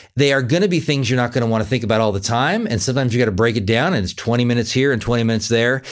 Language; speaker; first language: English; native; English